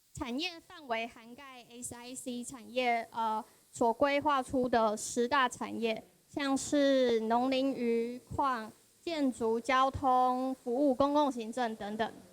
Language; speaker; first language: Chinese; native; Chinese